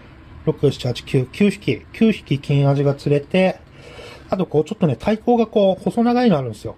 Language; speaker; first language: Japanese; native; Japanese